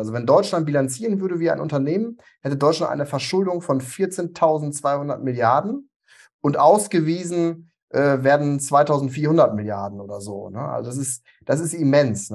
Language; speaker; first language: German; native; German